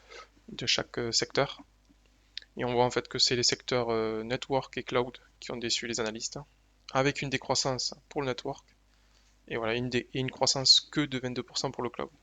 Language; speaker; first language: French; native; French